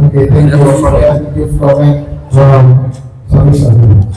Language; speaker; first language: English; non-native, fluent; Indonesian